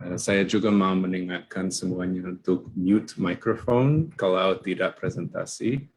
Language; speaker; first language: Indonesian; non-native, fluent; English